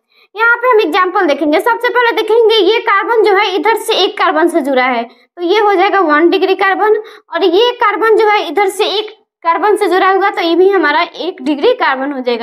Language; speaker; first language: Hindi; native; Hindi